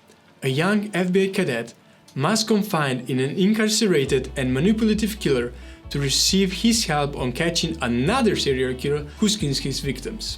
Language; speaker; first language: English; non-native, fluent; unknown